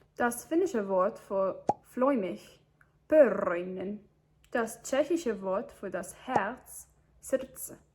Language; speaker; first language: German; non-native, learner; English